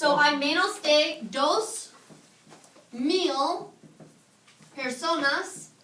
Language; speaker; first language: Spanish; non-native, fluent; English